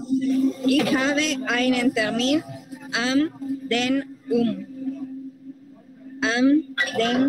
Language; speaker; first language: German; non-native, learner; Spanish